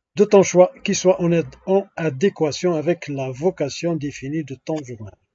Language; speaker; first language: French; non-native, local second language; Arabic